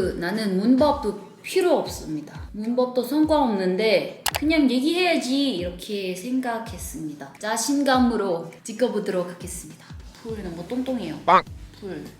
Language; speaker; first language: Korean; non-native, learner; Thai